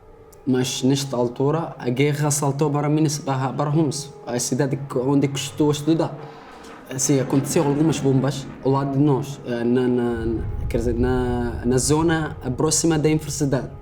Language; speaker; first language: Portuguese; non-native, learner; Arabic